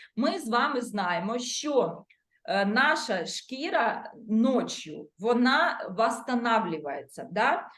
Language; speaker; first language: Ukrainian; non-native, local second language; Russian